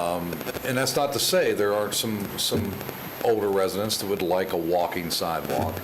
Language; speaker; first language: English; native; English